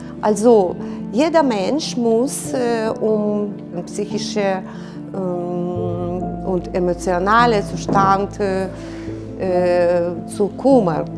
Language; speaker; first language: German; non-native, learner; Ukrainian